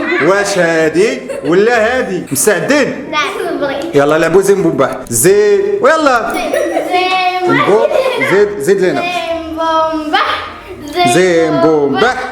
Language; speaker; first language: Arabic; native; Arabic